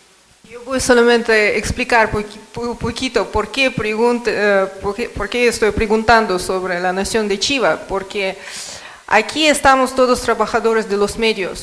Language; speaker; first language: Spanish; non-native, learner; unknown